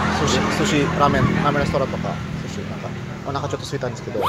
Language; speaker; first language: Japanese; non-native, fluent; Indonesian